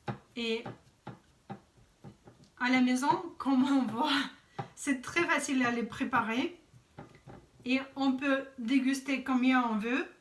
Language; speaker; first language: French; non-native, fluent; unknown